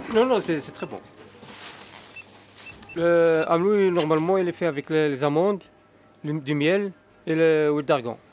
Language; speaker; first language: French; non-native, local second language; Berber languages